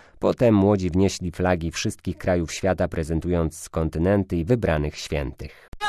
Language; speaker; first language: Polish; native; Polish